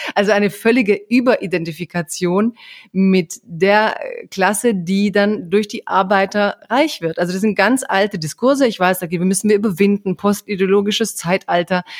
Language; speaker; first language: German; early bilingual, other home language; Croatian